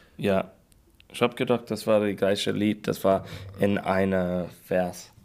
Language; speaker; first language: German; non-native, learner; English